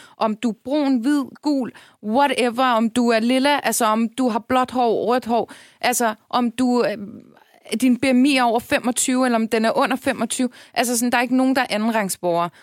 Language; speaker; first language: Danish; early bilingual, other home language; Turkish